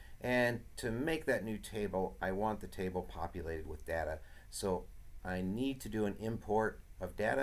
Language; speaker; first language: English; native; English